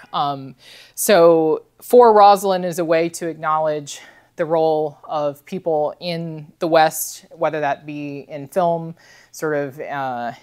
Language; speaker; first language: English; native; English